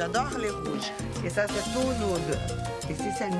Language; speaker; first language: French; non-native, learner; Portuguese